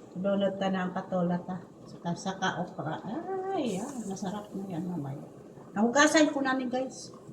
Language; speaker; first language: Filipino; non-native, local second language; Hiligaynon